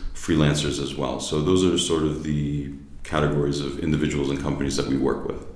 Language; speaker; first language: English; native; English